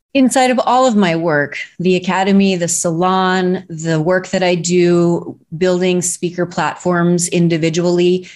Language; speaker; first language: English; native; English